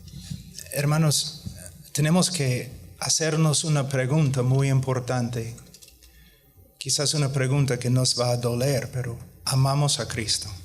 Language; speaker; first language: Spanish; non-native, fluent; English